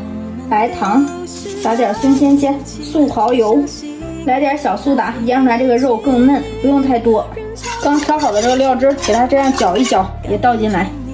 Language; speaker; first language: Chinese; native; Chinese